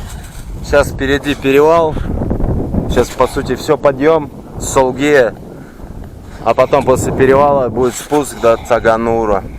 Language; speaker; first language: Russian; native; Russian